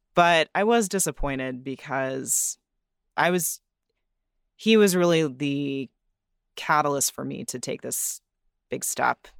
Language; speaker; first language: English; native; English